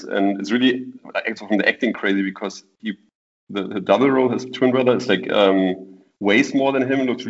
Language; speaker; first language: English; non-native, fluent; German